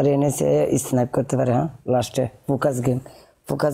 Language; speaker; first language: Hindi; non-native, fluent; Bangla